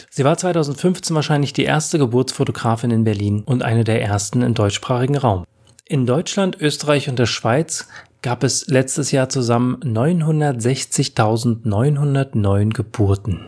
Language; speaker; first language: German; native; German